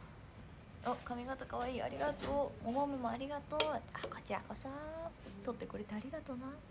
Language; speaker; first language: Japanese; native; Japanese